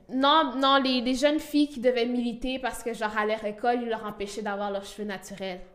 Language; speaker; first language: French; early bilingual, other home language; Rundi